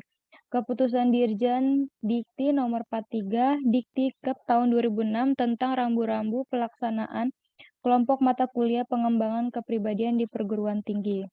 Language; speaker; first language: Indonesian; native; Indonesian